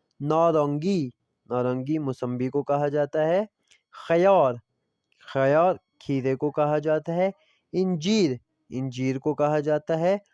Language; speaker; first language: Urdu; non-native, local second language; Punjabi